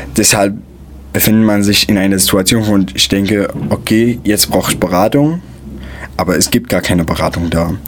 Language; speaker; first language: German; non-native, fluent; Arabic